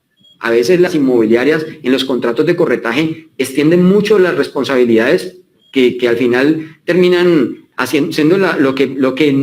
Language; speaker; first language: Spanish; native; Spanish